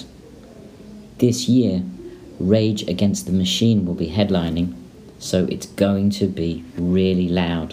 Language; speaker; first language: English; native; English